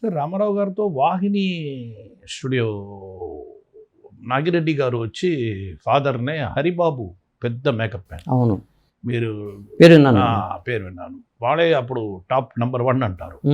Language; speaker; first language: Telugu; non-native, fluent; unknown